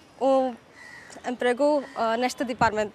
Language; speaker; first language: Portuguese; non-native, learner; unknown